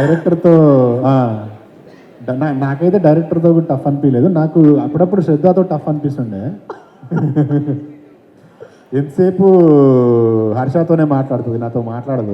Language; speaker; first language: Telugu; native; Telugu